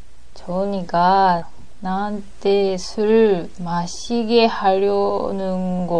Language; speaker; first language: Korean; non-native, learner; Japanese